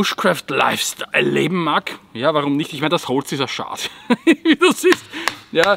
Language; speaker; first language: German; native; German